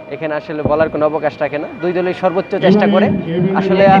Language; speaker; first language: Bangla; native; Bangla